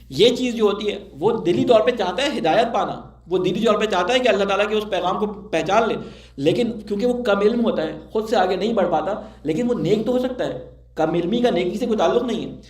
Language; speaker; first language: Urdu; native; Urdu